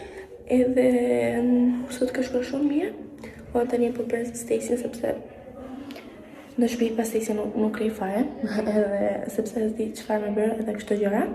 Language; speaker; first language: Albanian; early bilingual, heritage; Albanian